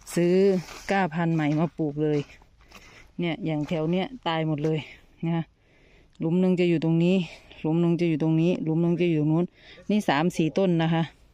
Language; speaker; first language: Thai; non-native, local second language; Lao